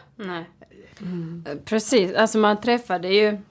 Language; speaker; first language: Swedish; non-native, fluent; Tigrinya